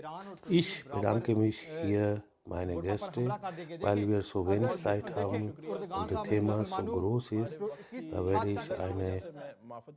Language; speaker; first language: German; non-native, learner; Urdu